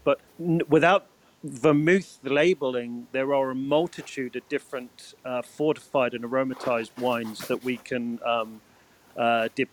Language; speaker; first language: English; native; English